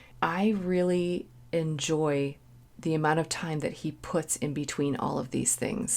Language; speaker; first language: English; native; English